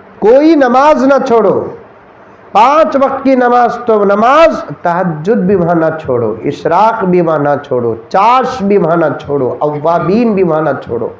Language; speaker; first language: Urdu; native; Urdu